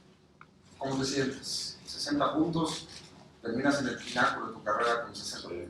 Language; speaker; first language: Spanish; native; Spanish